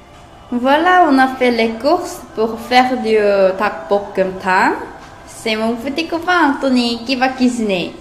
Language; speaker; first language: French; non-native, learner; Korean